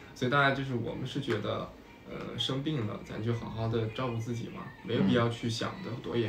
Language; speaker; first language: Chinese; native; Chinese